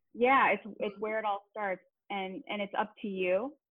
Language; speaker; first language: English; native; English